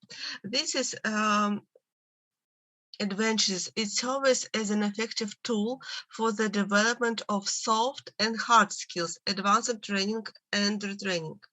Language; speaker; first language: English; non-native, learner; Russian